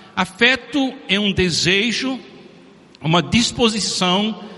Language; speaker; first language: Portuguese; non-native, fluent; English